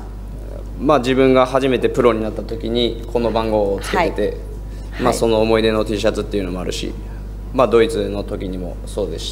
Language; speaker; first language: Japanese; native; Japanese